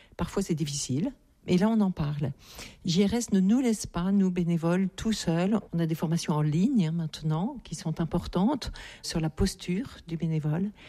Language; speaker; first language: French; native; French